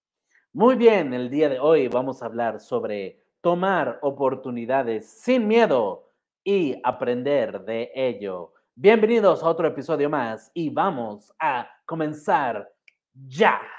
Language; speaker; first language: Spanish; native; Spanish